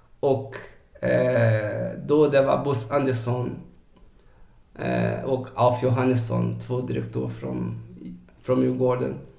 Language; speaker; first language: Swedish; non-native, fluent; Portuguese